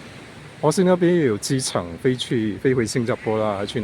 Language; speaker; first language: Chinese; native; Chinese